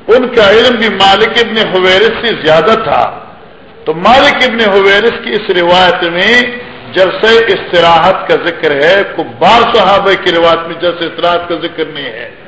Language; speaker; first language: Urdu; non-native, local second language; Northern Hindko